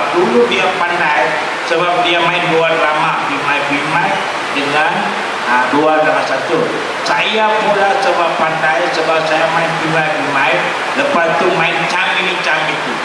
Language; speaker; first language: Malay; non-native, local second language; Tamil